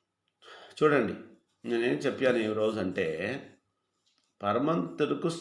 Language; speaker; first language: Telugu; non-native, fluent; Malayalam